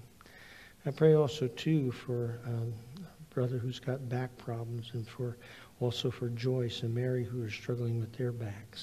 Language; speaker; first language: English; native; English